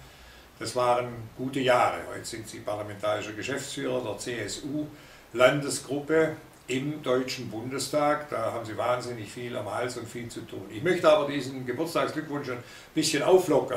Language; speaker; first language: German; native; German